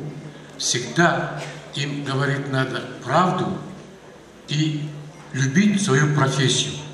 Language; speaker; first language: Russian; non-native, local second language; Kazakh